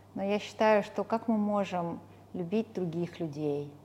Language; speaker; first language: Russian; early bilingual, other home language; Armenian